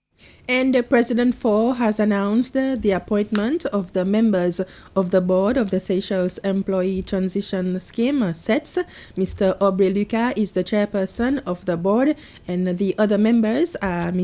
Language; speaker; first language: English; non-native, local second language; Seselwa Creole French